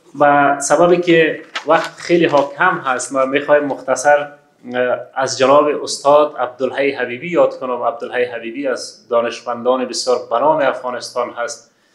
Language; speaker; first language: Persian; native; Persian